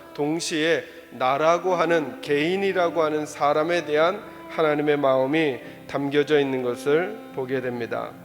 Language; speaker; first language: Korean; native; Korean